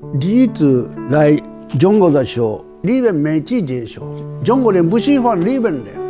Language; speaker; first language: Chinese; non-native, learner; Japanese